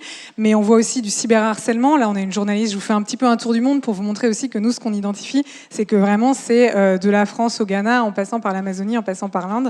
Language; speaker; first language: French; native; French